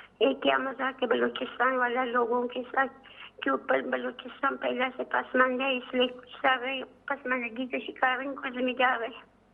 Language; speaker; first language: Urdu; non-native, local second language; Brahui